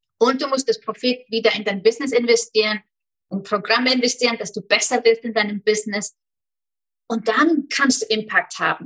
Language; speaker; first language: German; non-native, fluent; Icelandic